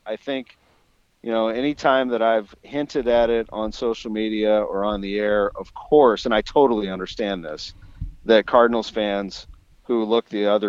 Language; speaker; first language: English; native; English